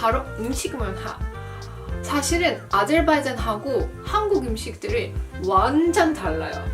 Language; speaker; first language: Korean; non-native, fluent; Azerbaijani